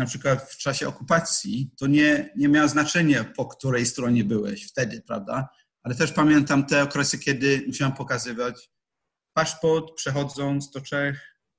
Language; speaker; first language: Polish; non-native, fluent; English